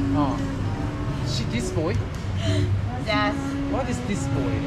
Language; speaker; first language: English; non-native, learner; Korean